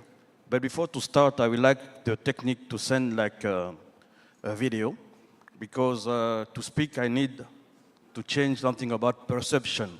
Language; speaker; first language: English; non-native, learner; French